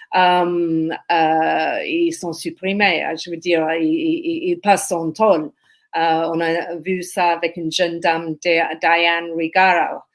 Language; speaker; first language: French; non-native, fluent; English